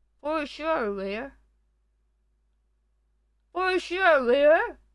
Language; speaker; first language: English; non-native, learner; Korean